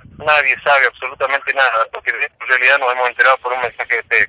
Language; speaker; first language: Spanish; native; Spanish